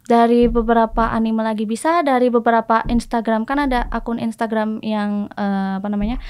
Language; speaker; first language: Indonesian; native; Indonesian